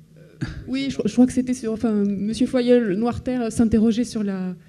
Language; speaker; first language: French; native; French